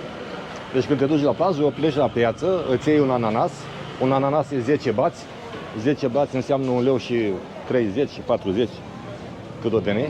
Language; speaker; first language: Romanian; native; Romanian